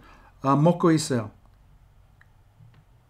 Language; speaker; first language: Korean; non-native, fluent; English